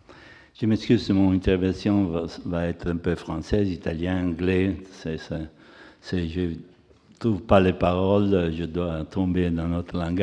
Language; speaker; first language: French; non-native, fluent; Italian